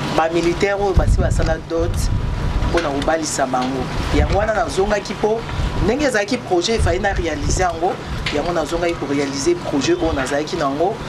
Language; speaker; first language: Lingala; native; Lingala